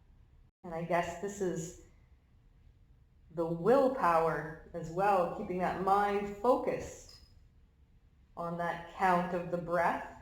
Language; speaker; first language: English; native; English